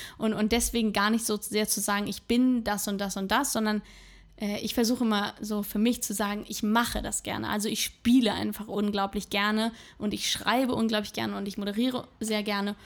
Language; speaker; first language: German; native; German